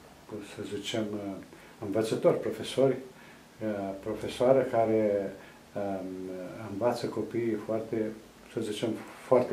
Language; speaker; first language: Romanian; non-native, local second language; Serbian